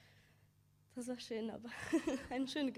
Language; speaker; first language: German; non-native, learner; Spanish